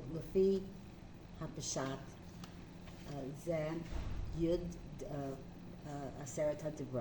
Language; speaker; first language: Hebrew; non-native, learner; English